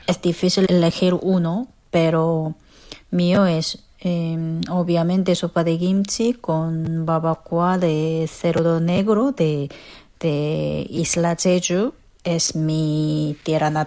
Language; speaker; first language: Spanish; non-native, fluent; Korean